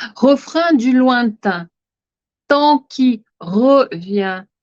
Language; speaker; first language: French; non-native, fluent; Portuguese